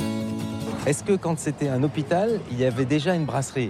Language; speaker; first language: French; native; French